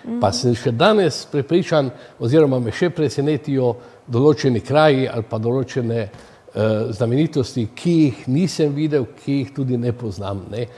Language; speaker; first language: Slovenian; native; Slovenian